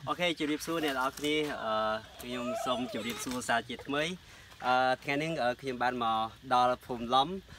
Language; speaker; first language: Khmer; non-native, local second language; Jarai